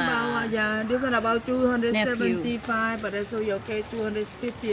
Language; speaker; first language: English; non-native, learner; Vietnamese